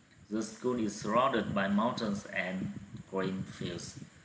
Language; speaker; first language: English; non-native, fluent; Vietnamese